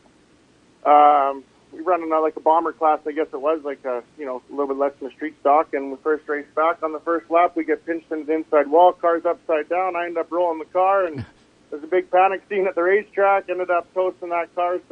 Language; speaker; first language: English; native; English